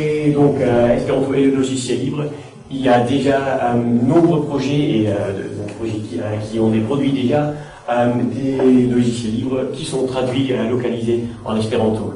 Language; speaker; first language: French; non-native, fluent; English